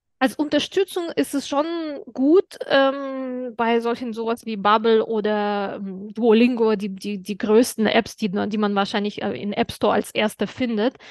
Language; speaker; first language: German; non-native, fluent; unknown